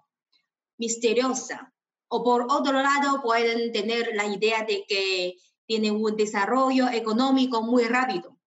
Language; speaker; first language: Spanish; non-native, fluent; Chinese